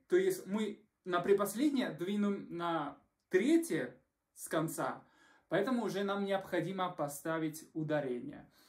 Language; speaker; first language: Russian; non-native, fluent; Spanish